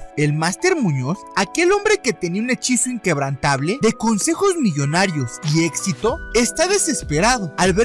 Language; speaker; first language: Spanish; native; Spanish